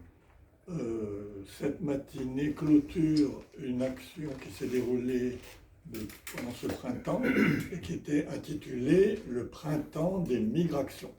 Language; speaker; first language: French; native; French